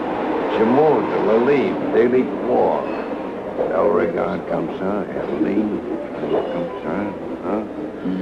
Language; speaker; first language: French; non-native, learner; English